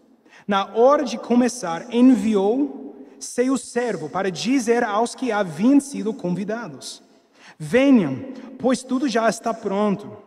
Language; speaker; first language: Portuguese; non-native, fluent; English